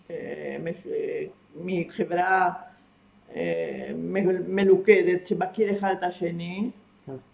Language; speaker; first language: Hebrew; non-native, fluent; Spanish